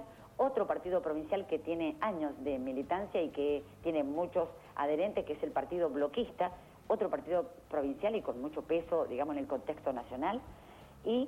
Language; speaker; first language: Spanish; native; Spanish